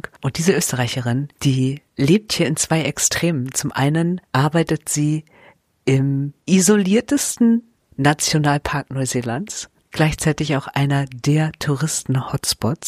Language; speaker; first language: German; native; German